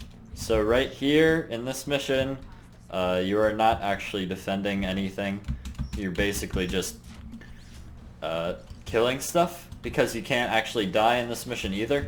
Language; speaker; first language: English; native; English